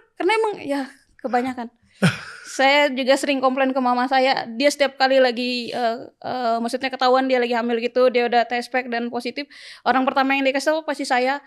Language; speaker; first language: Indonesian; native; Indonesian